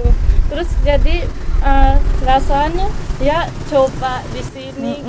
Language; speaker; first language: Indonesian; non-native, learner; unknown